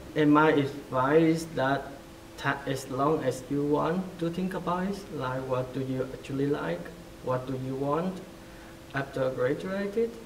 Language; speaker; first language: English; non-native, fluent; Vietnamese